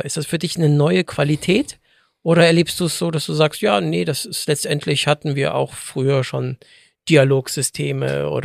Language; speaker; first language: German; native; German